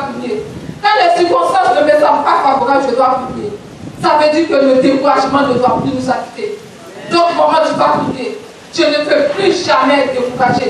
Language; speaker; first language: French; non-native, local second language; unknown